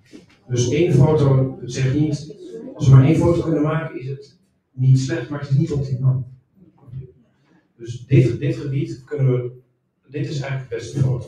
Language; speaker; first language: Dutch; native; Dutch